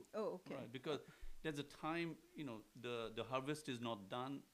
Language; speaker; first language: English; non-native, local second language; Assamese